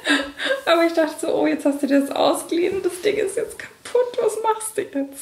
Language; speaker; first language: German; native; German